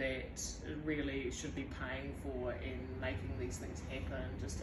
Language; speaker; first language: English; native; English